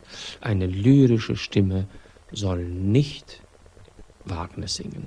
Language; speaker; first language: German; non-native, fluent; Swedish